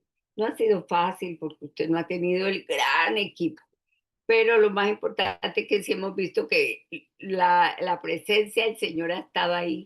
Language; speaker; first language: Spanish; native; Spanish